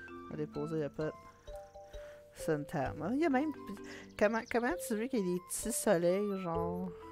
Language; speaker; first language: French; native; French